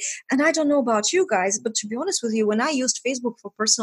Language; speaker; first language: English; non-native, fluent; Estonian